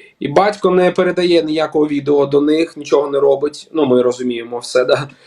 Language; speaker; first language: Ukrainian; non-native, local second language; Russian